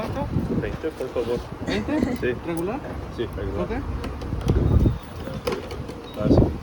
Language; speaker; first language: Spanish; non-native, learner; Korean